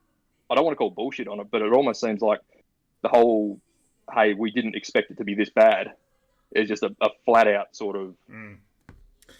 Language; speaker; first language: English; native; English